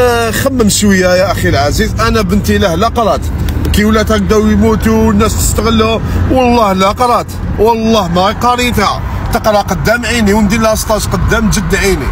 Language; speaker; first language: Arabic; native; Arabic